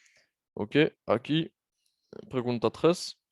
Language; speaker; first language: Spanish; non-native, fluent; French